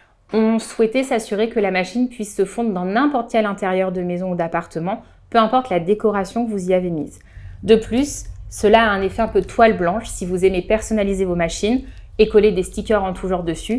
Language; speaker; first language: French; native; French